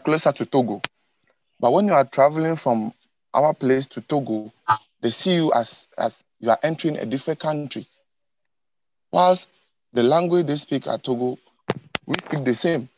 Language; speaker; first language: English; non-native, local second language; Ewe